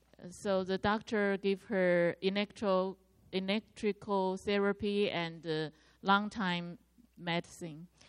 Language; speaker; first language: English; non-native, learner; Chinese